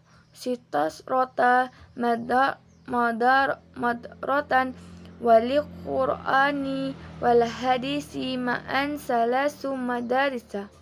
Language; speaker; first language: Arabic; non-native, learner; Indonesian